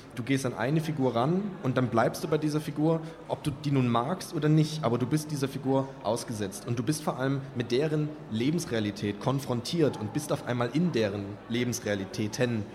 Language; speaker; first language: German; native; German